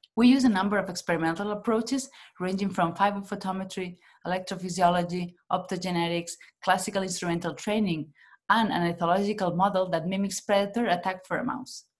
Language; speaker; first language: English; non-native, fluent; Spanish